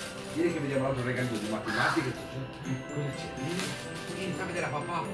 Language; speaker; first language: Italian; native; Italian